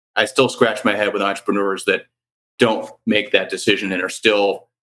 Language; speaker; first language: English; native; English